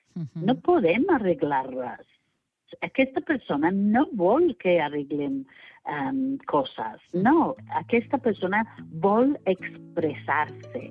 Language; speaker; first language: Catalan; non-native, fluent; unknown